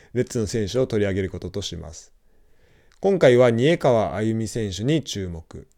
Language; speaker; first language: Japanese; native; Japanese